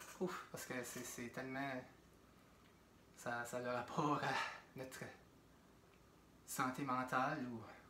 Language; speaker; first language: French; native; French